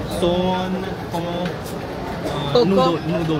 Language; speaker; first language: Spanish; non-native, learner; Hindi